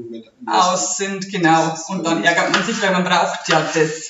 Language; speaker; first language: German; native; German